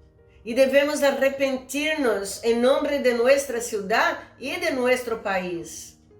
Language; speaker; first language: Spanish; non-native, fluent; Portuguese